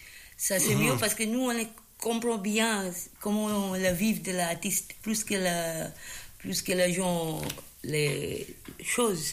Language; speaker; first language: French; non-native, learner; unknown